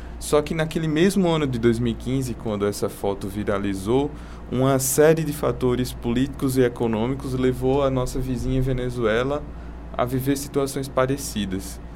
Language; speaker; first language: Portuguese; native; Portuguese